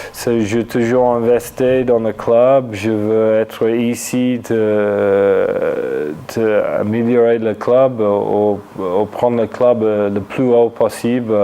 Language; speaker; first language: French; non-native, fluent; English